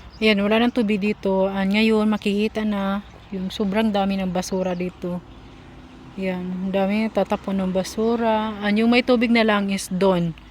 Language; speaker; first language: Filipino; native; Filipino